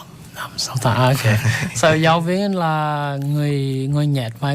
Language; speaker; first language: Vietnamese; non-native, learner; English